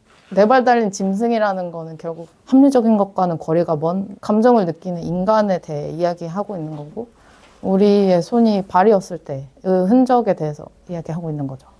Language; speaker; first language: Korean; native; Korean